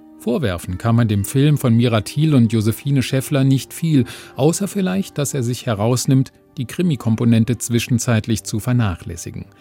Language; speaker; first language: German; native; German